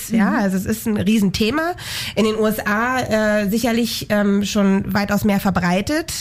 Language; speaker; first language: German; native; German